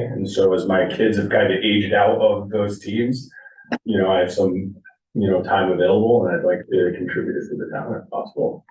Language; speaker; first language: English; native; English